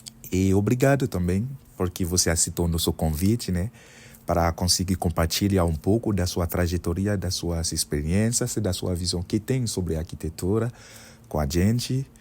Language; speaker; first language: Portuguese; non-native, fluent; Haitian Creole